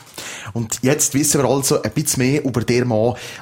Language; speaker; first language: German; native; German